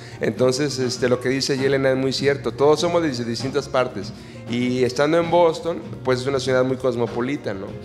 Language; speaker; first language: Spanish; native; Spanish